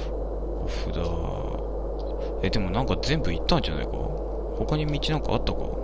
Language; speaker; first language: Japanese; native; Japanese